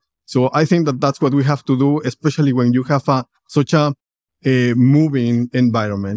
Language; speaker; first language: English; non-native, fluent; Spanish